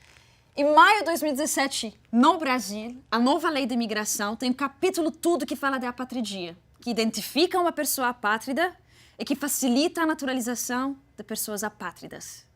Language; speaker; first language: Portuguese; non-native, fluent; Arabic